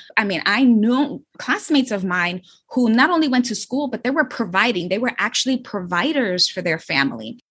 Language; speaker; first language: English; native; English